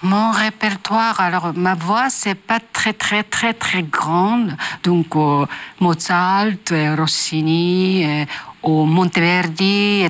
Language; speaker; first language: French; non-native, learner; Japanese